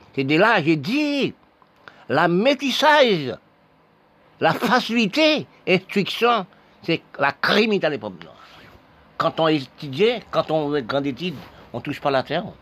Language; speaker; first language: French; non-native, local second language; Haitian Creole